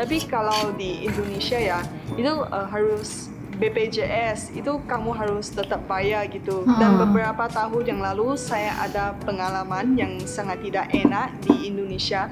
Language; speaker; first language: Indonesian; non-native, fluent; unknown